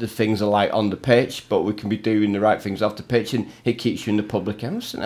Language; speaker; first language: English; native; English